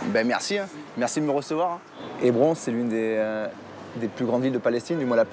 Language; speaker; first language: French; native; French